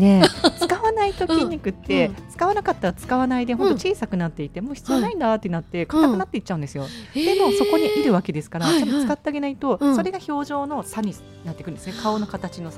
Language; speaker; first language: Japanese; native; Japanese